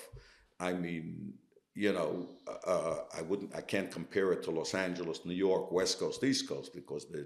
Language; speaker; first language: English; early bilingual, other home language; Yiddish